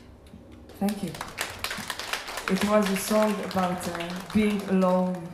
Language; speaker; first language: English; non-native, fluent; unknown